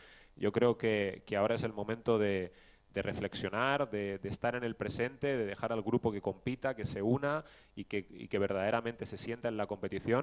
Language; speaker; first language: Spanish; native; Spanish